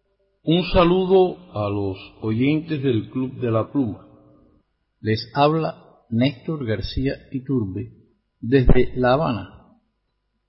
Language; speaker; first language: Spanish; native; Spanish